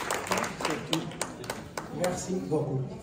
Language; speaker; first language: French; non-native, learner; Portuguese